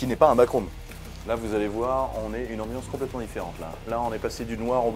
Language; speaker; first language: French; native; French